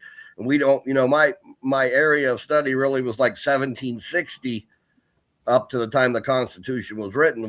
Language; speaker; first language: English; native; English